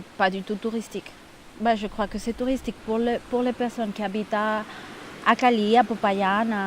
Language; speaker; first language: French; non-native, fluent; Spanish